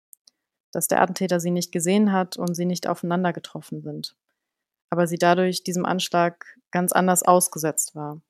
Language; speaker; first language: German; native; German